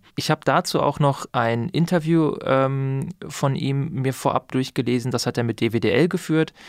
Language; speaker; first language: German; native; German